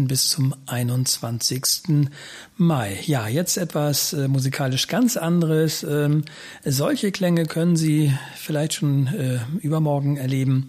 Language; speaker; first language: German; native; German